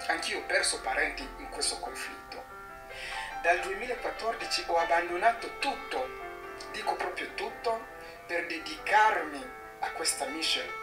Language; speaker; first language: Italian; non-native, fluent; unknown